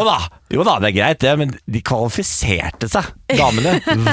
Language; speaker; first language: Norwegian; native; Norwegian